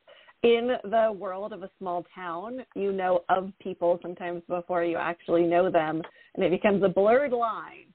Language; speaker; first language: English; native; English